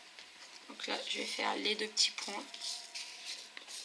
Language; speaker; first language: French; native; French